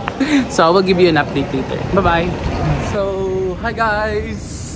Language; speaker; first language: English; non-native, local second language; Cebuano